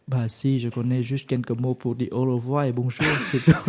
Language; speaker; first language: French; non-native, learner; Vietnamese